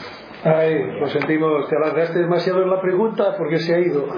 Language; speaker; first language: Spanish; native; Spanish